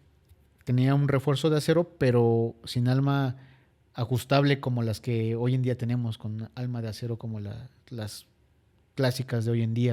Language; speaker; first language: Spanish; native; Spanish